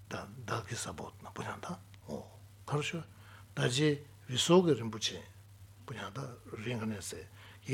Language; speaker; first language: Russian; non-native, learner; Tibetan